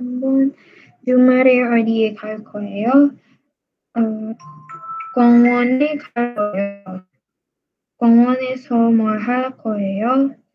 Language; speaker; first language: Korean; non-native, learner; Indonesian